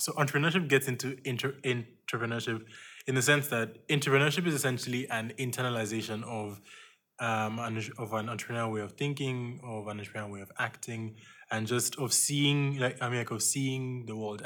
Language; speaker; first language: English; non-native, local second language; Yoruba